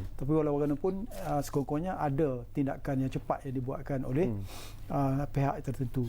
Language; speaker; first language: Malay; native; Malay